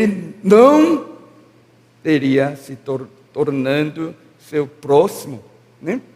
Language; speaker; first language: Portuguese; non-native, learner; Korean